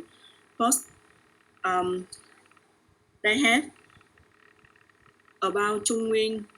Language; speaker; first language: English; non-native, learner; Vietnamese